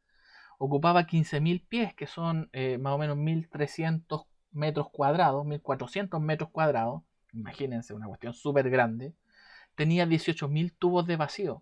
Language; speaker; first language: Spanish; native; Spanish